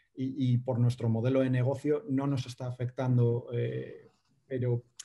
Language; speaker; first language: Spanish; native; Spanish